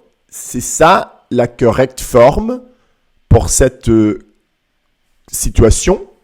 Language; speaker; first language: French; non-native, learner; Portuguese